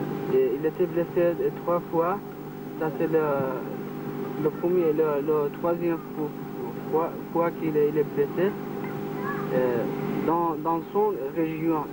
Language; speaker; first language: French; non-native, learner; Kurdish